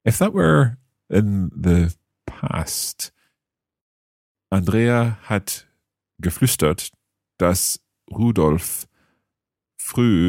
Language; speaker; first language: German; non-native, learner; English